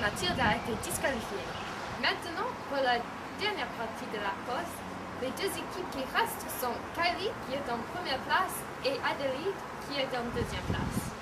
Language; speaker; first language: French; non-native, learner; English